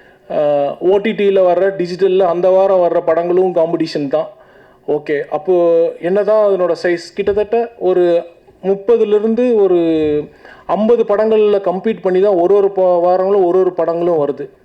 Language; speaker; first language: Tamil; native; Tamil